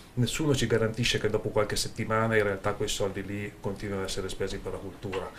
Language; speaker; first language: Italian; native; Italian